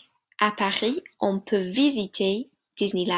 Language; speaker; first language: French; non-native, fluent; English